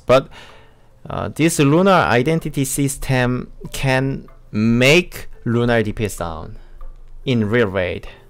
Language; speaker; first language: English; non-native, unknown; Korean